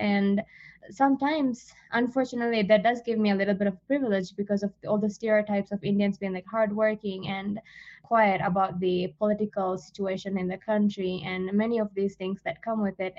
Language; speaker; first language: English; non-native, fluent; Divehi